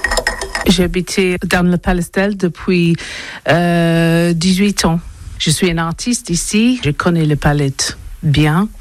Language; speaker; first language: French; non-native, learner; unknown